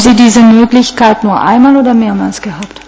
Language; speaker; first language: German; non-native, fluent; Italian